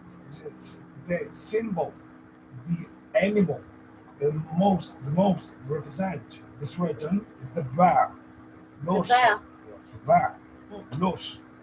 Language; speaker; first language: English; non-native, learner; Italian